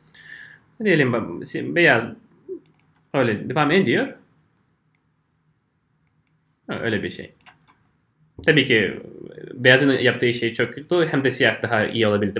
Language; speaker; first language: Turkish; non-native, fluent; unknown